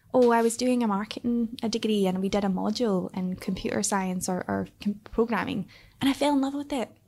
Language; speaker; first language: English; native; English